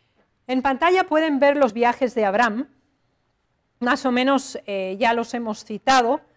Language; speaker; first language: Spanish; native; Spanish